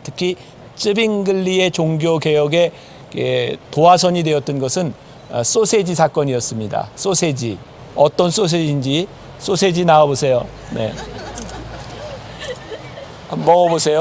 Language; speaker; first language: Korean; native; Korean